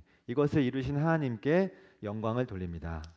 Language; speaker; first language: Korean; native; Korean